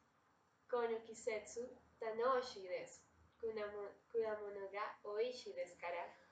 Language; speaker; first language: Japanese; non-native, learner; Spanish